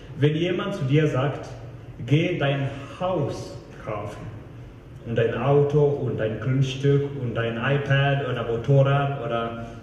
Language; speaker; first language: German; non-native, fluent; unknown